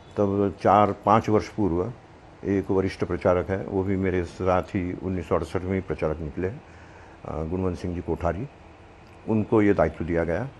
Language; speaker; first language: Hindi; non-native, local second language; Marwari